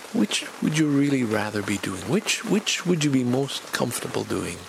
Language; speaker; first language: English; native; English